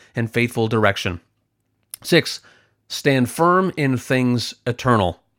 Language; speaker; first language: English; native; English